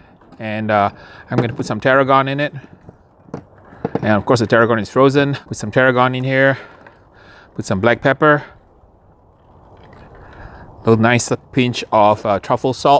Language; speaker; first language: English; native; English